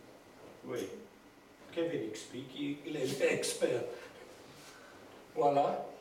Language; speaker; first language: French; non-native, learner; English